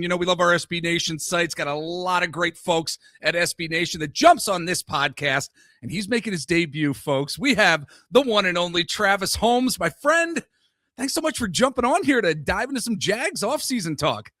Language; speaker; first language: English; native; English